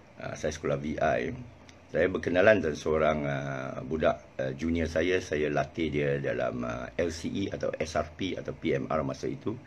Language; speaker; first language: Malay; non-native, local second language; Chinese